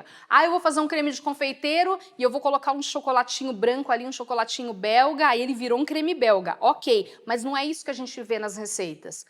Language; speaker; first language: Portuguese; native; Portuguese